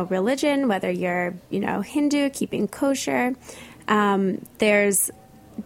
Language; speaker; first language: English; native; English